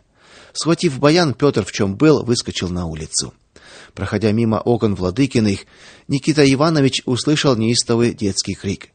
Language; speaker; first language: Russian; native; Russian